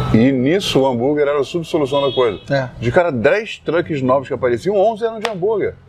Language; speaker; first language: Portuguese; non-native, fluent; English